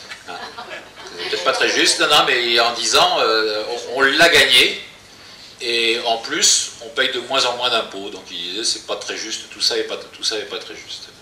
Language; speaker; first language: French; native; French